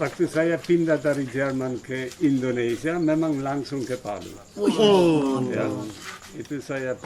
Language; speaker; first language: Indonesian; non-native, fluent; German